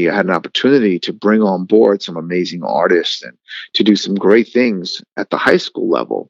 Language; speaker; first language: English; native; English